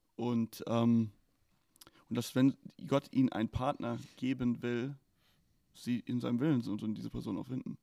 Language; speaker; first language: German; native; German